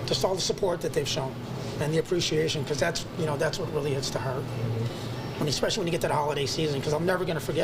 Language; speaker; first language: English; native; English